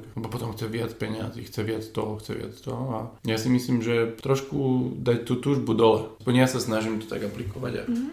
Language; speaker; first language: Slovak; native; Slovak